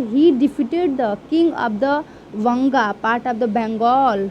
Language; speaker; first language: English; non-native, local second language; Hindi